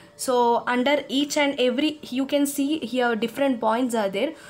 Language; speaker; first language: English; non-native, local second language; Kannada